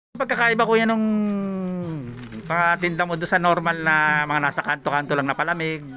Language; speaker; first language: Filipino; native; Filipino